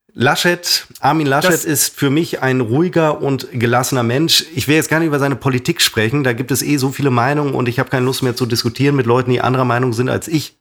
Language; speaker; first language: German; native; German